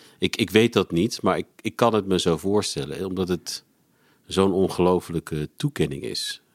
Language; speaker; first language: Dutch; native; Dutch